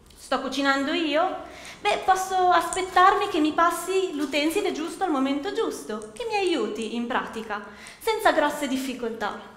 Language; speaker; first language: Italian; native; Italian